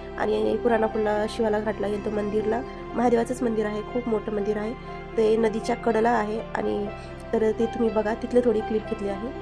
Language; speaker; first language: Marathi; early bilingual, heritage; Marathi